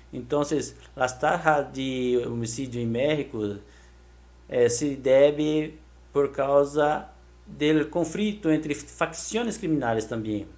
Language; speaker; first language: Portuguese; non-native, learner; Spanish